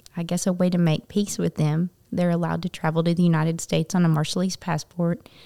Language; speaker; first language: English; native; English